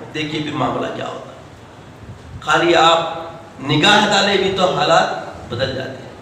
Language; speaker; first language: Urdu; native; Urdu